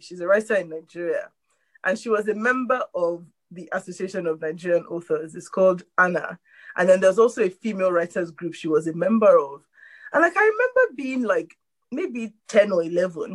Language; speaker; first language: English; non-native, local second language; Yoruba